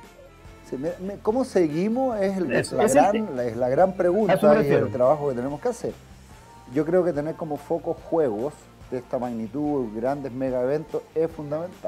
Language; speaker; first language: Spanish; native; Spanish